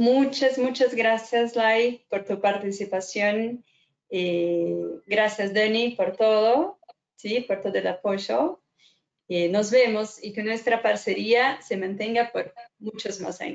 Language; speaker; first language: Spanish; non-native, fluent; Portuguese